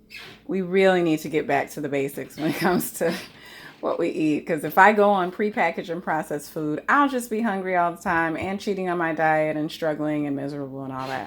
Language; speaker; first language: English; native; English